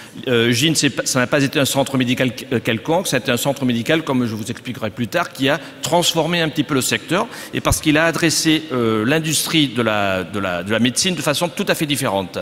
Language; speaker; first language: French; non-native, fluent; Catalan